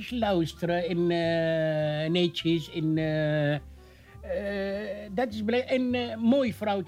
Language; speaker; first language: Dutch; non-native, learner; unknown